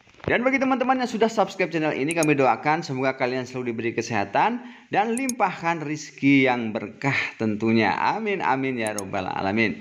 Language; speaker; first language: Indonesian; native; Indonesian